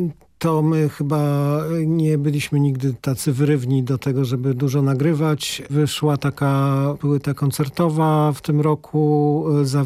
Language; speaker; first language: Polish; native; Polish